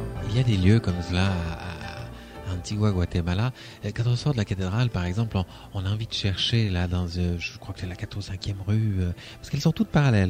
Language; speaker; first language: French; native; French